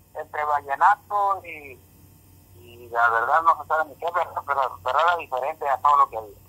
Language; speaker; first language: Spanish; native; Spanish